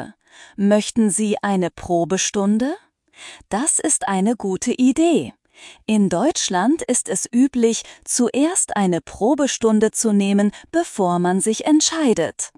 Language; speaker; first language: German; non-native, fluent; Turkish